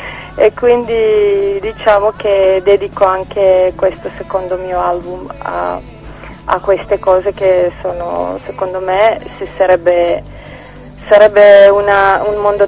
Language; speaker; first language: Italian; non-native, fluent; Croatian